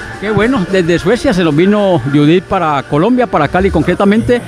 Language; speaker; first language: Spanish; native; Spanish